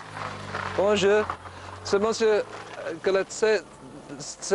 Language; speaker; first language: French; non-native, learner; English